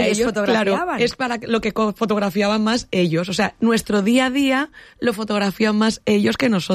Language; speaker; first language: Spanish; native; Spanish